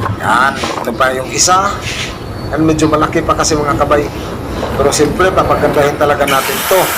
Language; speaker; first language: Filipino; non-native, local second language; Cebuano